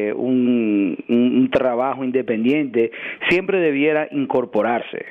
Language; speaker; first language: Spanish; early bilingual, heritage; Spanish